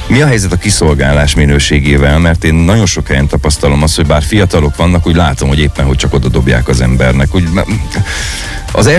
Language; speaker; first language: Hungarian; native; Hungarian